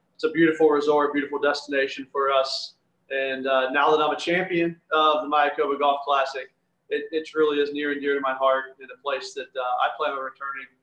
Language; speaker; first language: English; native; English